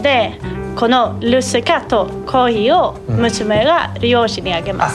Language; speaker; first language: Japanese; non-native, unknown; Swedish